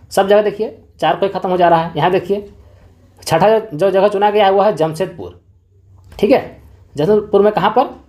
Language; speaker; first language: Hindi; native; Hindi